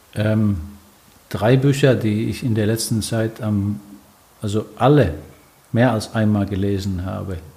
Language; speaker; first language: German; non-native, fluent; Finnish